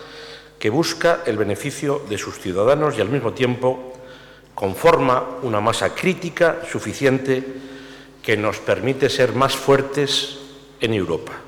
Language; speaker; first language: Spanish; native; Spanish